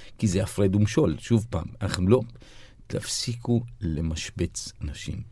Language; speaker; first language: Hebrew; non-native, local second language; Arabic